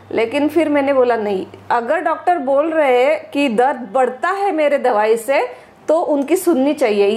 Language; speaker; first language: Hindi; non-native, local second language; Marathi